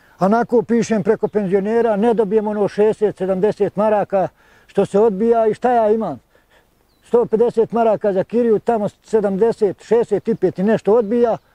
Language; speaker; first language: Bosnian; native; Bosnian